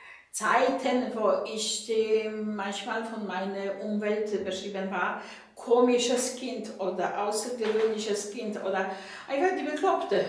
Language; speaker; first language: German; non-native, fluent; Polish